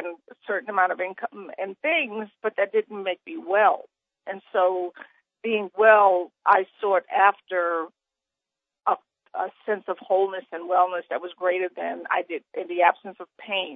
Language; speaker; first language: English; native; English